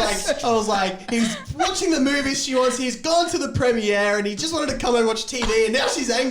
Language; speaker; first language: English; native; English